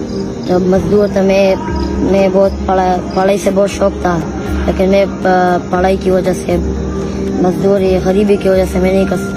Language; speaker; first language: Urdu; non-native, local second language; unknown